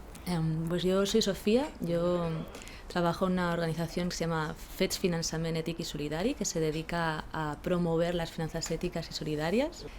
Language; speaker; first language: Spanish; native; Spanish